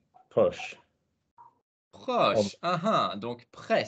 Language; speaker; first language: French; non-native, fluent; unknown